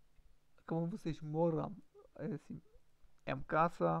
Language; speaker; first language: Portuguese; non-native, learner; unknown